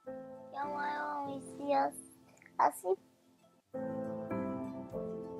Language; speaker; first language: Spanish; early bilingual, heritage; Spanish